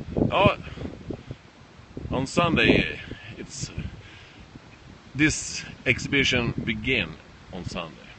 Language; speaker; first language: English; non-native, learner; Swedish